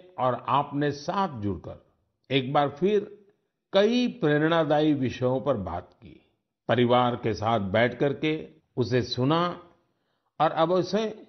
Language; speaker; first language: Hindi; non-native, local second language; Gujarati